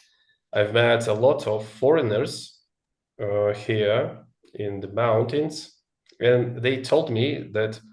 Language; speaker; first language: English; non-native, learner; Russian